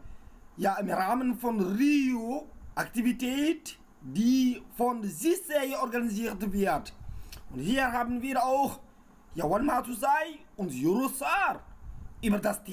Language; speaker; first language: German; non-native, learner; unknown